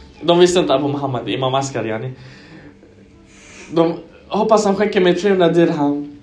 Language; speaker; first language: Swedish; early bilingual, other home language; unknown